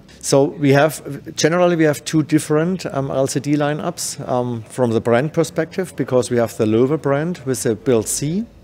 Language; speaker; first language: English; non-native, fluent; German